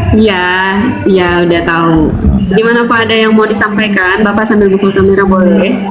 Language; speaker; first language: Indonesian; native; Indonesian